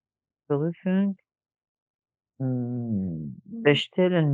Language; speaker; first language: German; non-native, learner; Kurdish